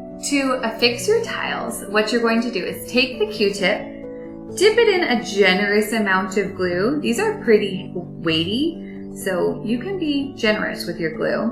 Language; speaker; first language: English; native; English